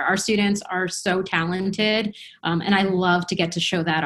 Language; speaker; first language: English; early bilingual, other home language; Spanish